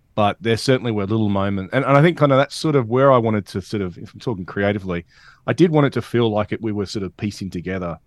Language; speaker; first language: English; native; English